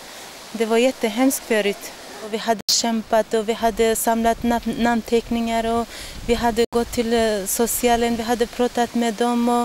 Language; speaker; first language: Swedish; non-native, learner; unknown